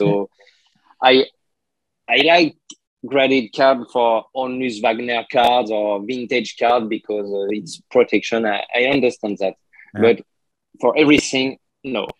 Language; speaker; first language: English; non-native, learner; French